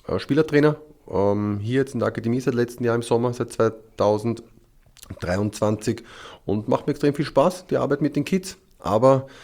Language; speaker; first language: German; native; German